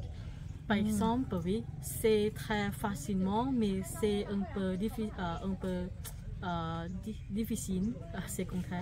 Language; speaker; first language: French; non-native, fluent; Thai